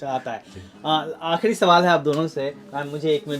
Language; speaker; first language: Hindi; native; Hindi